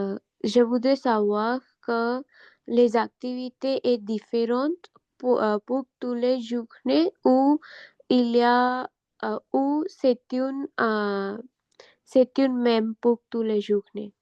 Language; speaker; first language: French; non-native, learner; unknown